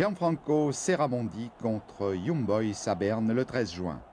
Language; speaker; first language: French; native; French